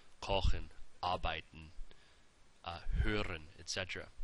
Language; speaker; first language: German; non-native, fluent; English